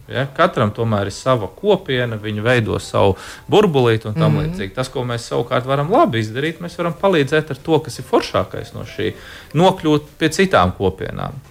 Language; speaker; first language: Latvian; native; Latvian